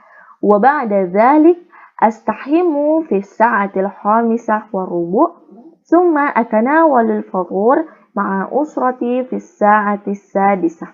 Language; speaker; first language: Arabic; non-native, learner; Indonesian